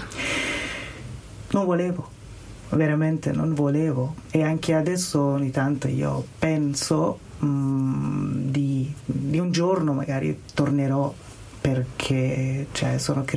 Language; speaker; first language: Italian; non-native, learner; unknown